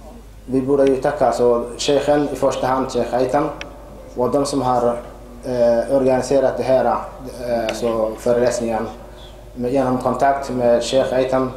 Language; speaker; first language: Swedish; non-native, fluent; Arabic